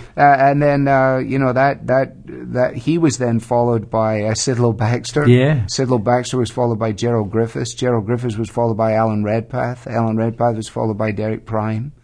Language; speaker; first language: English; native; English